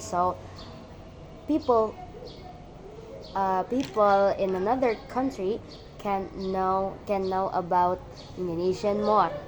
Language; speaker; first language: English; non-native, learner; Indonesian